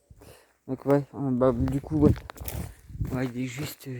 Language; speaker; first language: French; native; French